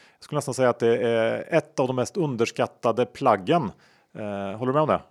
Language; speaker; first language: Swedish; native; Swedish